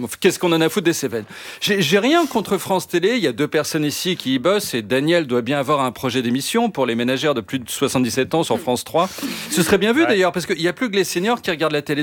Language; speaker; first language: French; native; French